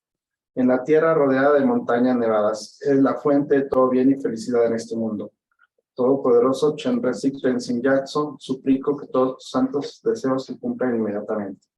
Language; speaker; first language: Spanish; native; Spanish